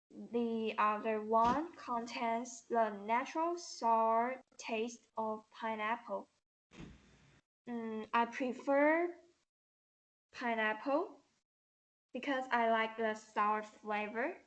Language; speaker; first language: English; non-native, learner; Chinese